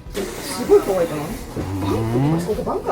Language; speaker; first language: Japanese; native; Japanese